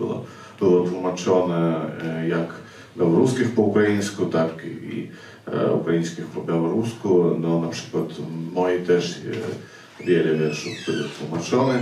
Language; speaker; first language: Polish; non-native, fluent; Ukrainian